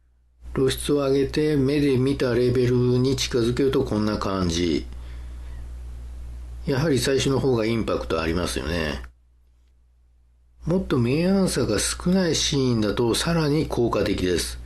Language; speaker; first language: Japanese; native; Japanese